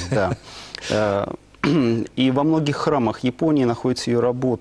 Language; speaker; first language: Russian; native; Russian